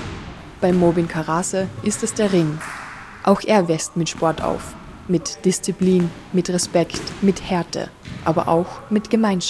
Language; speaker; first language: German; native; German